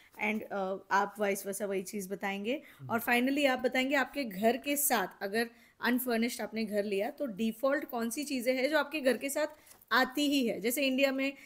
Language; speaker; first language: Hindi; native; Hindi